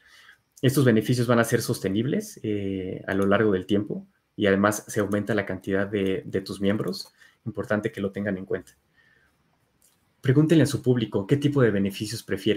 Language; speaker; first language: Spanish; native; Spanish